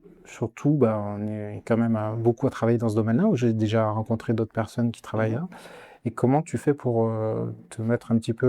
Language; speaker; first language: French; native; French